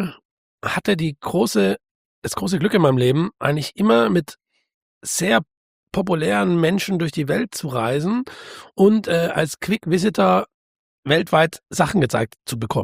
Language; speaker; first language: German; native; German